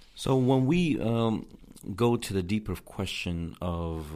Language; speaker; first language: English; non-native, fluent; Tajik